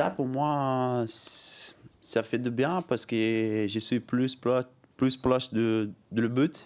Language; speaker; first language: French; non-native, learner; Portuguese